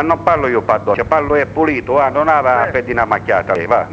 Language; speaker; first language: Italian; native; Italian